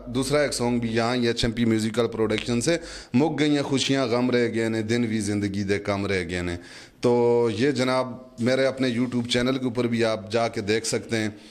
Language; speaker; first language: Urdu; non-native, local second language; Gujari